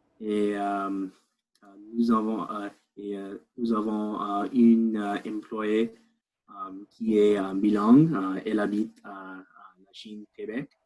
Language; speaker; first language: French; non-native, learner; English